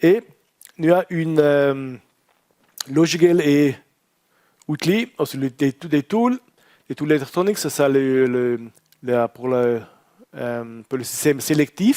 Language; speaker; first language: French; non-native, learner; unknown